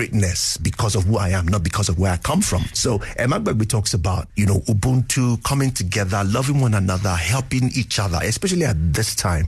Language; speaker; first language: English; non-native, local second language; Yoruba